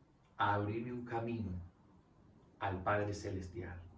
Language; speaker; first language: Spanish; native; Spanish